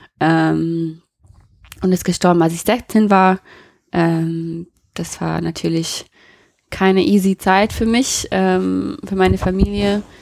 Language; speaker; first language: German; non-native, fluent; English